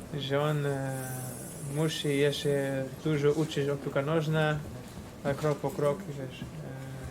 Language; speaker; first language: Polish; non-native, fluent; Portuguese